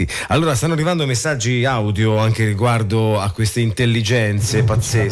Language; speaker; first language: Italian; native; Italian